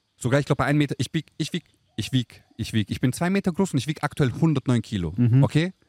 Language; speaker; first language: German; early bilingual, other home language; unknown